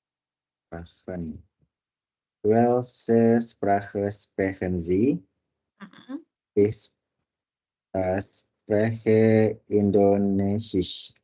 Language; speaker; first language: German; non-native, learner; Indonesian